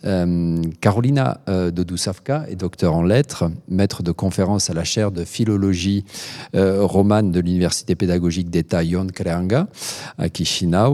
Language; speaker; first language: French; native; French